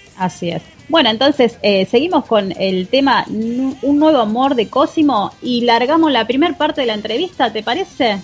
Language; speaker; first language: Spanish; native; Spanish